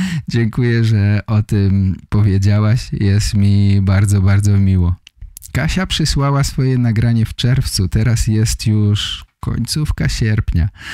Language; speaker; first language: Polish; native; Polish